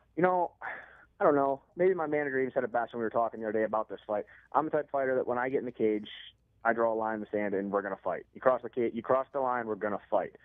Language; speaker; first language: English; native; English